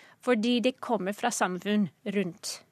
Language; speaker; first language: Norwegian; non-native, fluent; English